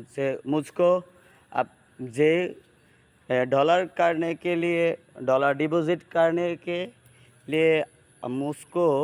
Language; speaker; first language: Hindi; non-native, learner; Bangla